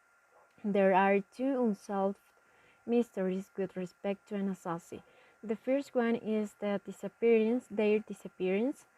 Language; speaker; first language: English; non-native, learner; Spanish